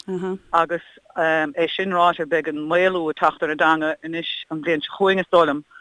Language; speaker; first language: Irish; native; Irish